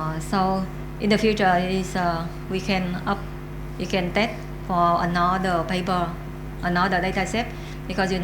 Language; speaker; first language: English; non-native, learner; Vietnamese